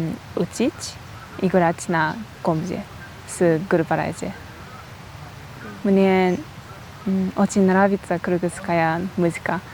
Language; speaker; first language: Russian; non-native, learner; Japanese